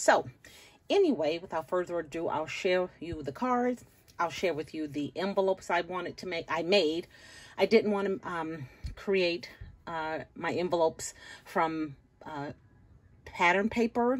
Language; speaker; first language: English; native; English